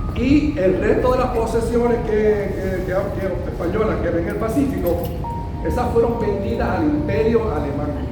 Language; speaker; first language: Spanish; early bilingual, heritage; Spanish